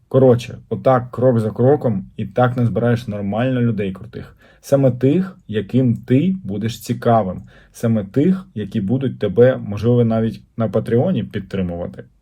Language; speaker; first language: Ukrainian; non-native, local second language; Russian